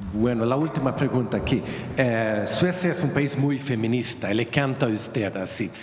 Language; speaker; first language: Spanish; non-native, learner; Swedish